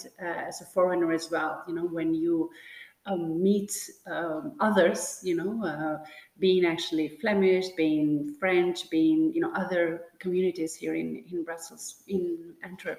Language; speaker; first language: English; non-native, fluent; Albanian